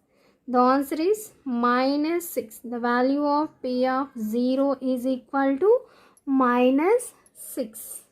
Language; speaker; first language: English; non-native, local second language; Telugu